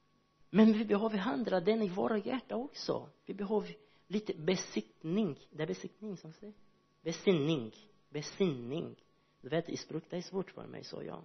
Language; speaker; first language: Swedish; non-native, learner; Portuguese